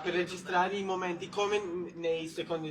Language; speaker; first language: Italian; non-native, learner; Portuguese